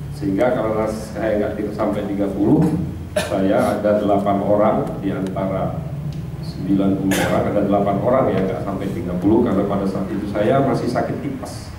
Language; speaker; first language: Indonesian; non-native, local second language; Madurese